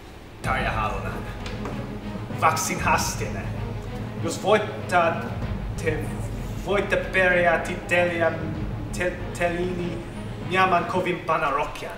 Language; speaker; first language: Finnish; non-native, learner; English